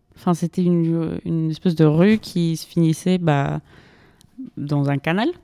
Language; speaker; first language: French; non-native, fluent; Spanish